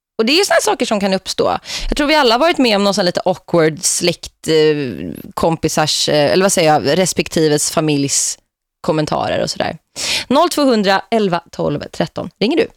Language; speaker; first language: Swedish; native; Swedish